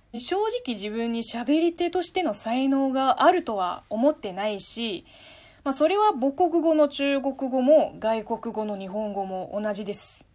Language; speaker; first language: Japanese; non-native, fluent; Chinese